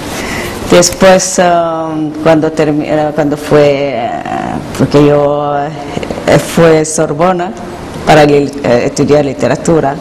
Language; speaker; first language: Spanish; non-native, learner; Korean